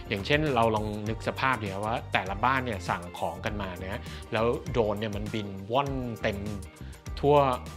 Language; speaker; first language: Thai; native; Thai